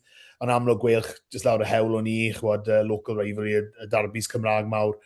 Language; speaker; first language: Welsh; native; Welsh